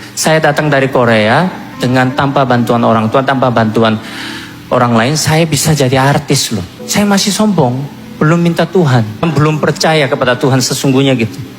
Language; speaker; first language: Indonesian; non-native, fluent; Korean